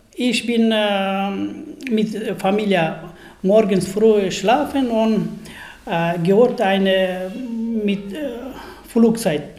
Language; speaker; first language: German; non-native, learner; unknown